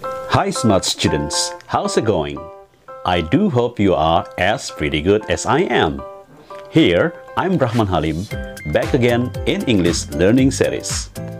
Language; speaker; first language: English; non-native, fluent; Indonesian